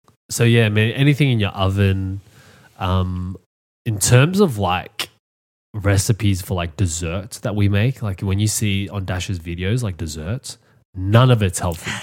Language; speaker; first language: English; native; English